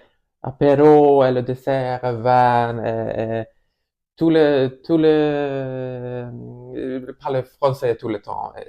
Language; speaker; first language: French; non-native, learner; Swedish